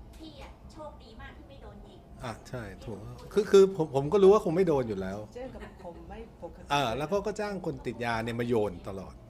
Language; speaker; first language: Thai; native; Thai